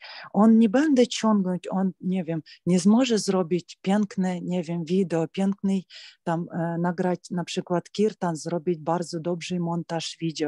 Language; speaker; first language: Polish; non-native, learner; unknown